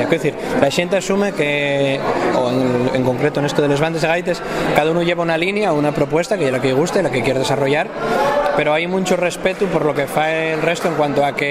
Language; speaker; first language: Spanish; native; Spanish